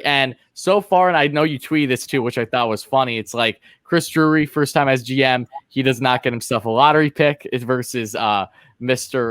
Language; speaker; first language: English; native; English